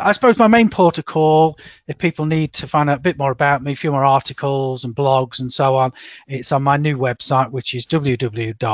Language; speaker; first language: English; native; English